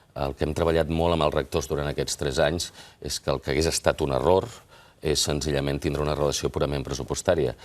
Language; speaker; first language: Catalan; native; Catalan